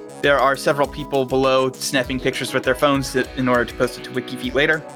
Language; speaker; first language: English; native; English